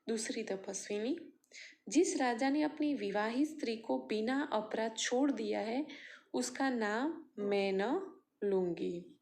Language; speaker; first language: Hindi; non-native, local second language; Gujarati